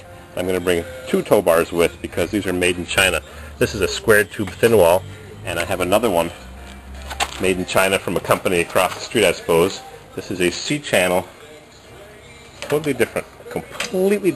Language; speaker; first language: English; native; English